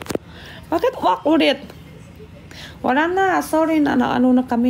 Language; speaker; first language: Filipino; non-native, learner; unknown